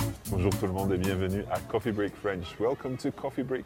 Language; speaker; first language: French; non-native, fluent; English